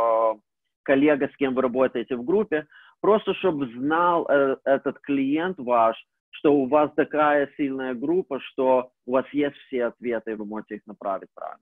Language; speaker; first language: Russian; early bilingual, heritage; Russian